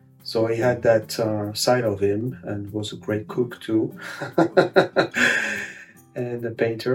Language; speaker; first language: English; non-native, fluent; French